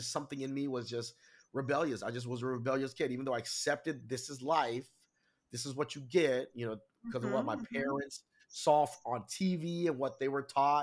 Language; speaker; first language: English; early bilingual, other home language; Vietnamese